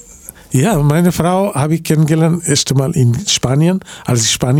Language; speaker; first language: German; non-native, learner; Bangla